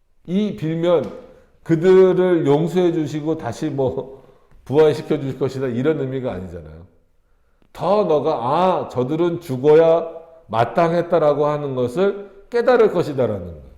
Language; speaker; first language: Korean; native; Korean